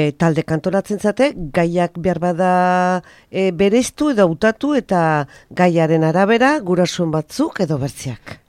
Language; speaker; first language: Basque; native; Basque